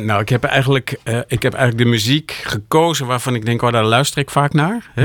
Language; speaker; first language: Dutch; native; Dutch